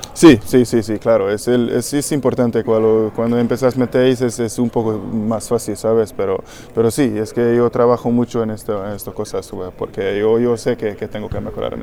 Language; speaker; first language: Spanish; non-native, learner; Hungarian